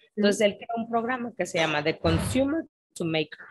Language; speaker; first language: Spanish; native; Spanish